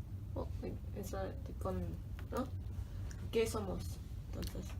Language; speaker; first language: Spanish; non-native, learner; English